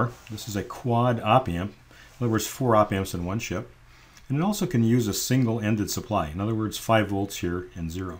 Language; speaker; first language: English; native; English